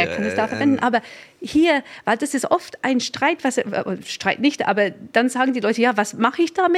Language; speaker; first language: German; non-native, fluent; English